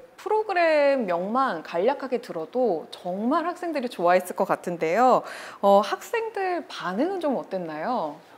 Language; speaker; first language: Korean; native; Korean